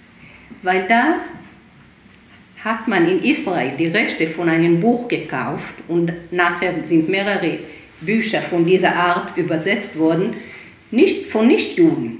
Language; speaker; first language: German; early bilingual, heritage; German